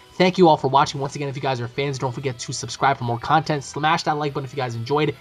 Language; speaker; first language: English; native; English